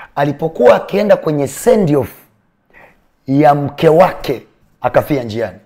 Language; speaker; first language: Swahili; native; Swahili